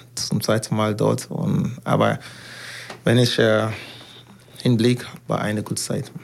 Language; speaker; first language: German; non-native, learner; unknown